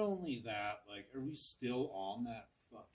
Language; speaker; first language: English; native; English